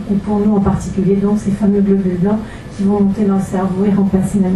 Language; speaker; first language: French; native; French